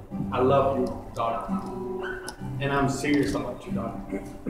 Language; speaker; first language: English; early bilingual, other home language; Spanish